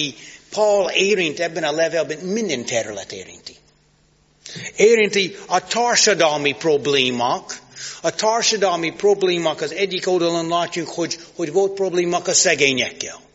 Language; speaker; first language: Hungarian; non-native, learner; English